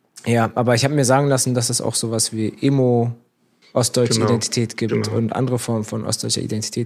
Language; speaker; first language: German; early bilingual, other home language; Turkish